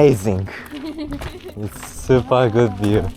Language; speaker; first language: English; non-native, learner; Japanese